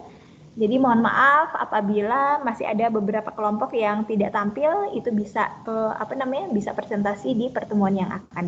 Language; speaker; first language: Indonesian; native; Indonesian